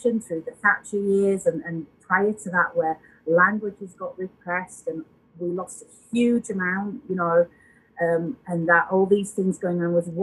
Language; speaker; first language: English; native; English